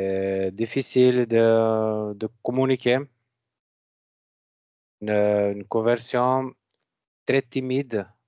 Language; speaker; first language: French; non-native, learner; Macedonian